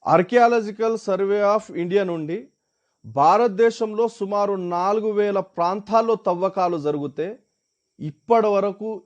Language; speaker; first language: Telugu; non-native, local second language; Marathi